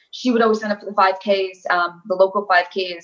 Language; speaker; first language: English; native; English